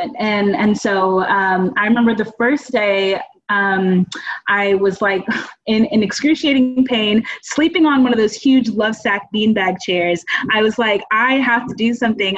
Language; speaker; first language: English; native; English